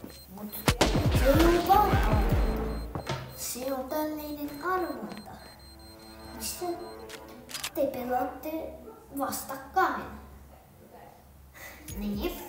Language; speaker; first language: Finnish; early bilingual, other home language; Russian